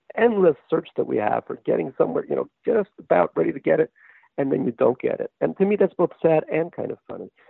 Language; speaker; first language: English; native; English